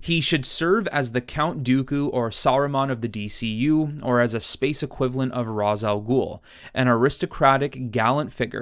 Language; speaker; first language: English; native; English